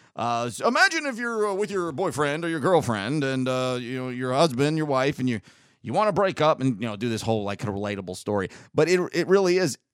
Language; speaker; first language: English; native; English